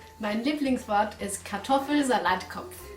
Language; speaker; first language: German; non-native, fluent; French